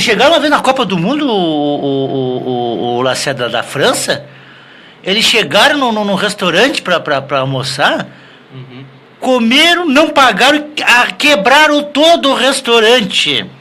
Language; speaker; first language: Portuguese; native; Portuguese